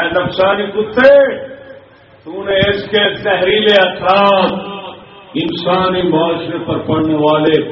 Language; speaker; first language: Urdu; non-native, local second language; Punjabi